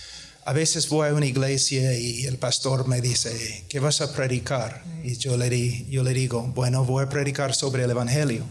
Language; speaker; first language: Spanish; non-native, fluent; English